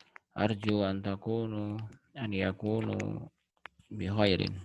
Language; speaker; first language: Arabic; non-native, fluent; Indonesian